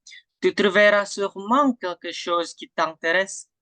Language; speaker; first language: French; non-native, learner; Indonesian